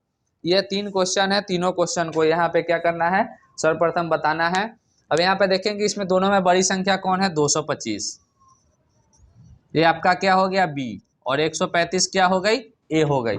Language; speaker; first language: Hindi; native; Hindi